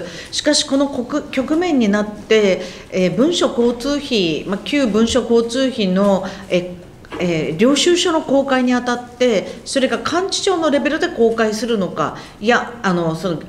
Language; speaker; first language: Japanese; native; Japanese